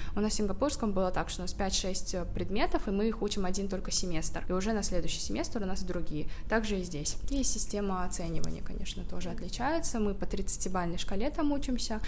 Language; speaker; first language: Russian; native; Russian